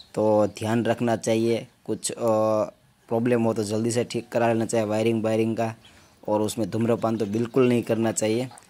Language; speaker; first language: Hindi; non-native, local second language; Gujarati